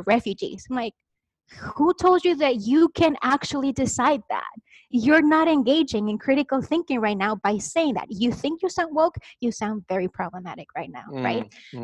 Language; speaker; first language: English; non-native, fluent; Spanish